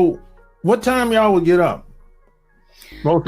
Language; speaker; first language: English; native; English